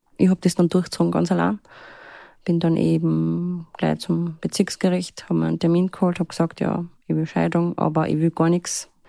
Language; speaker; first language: German; early bilingual, other home language; Turkish